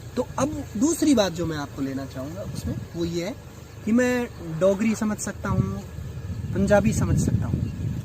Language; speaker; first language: Hindi; non-native, local second language; Rajasthani